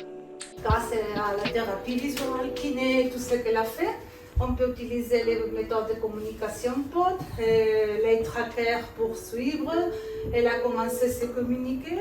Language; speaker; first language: French; non-native, fluent; Spanish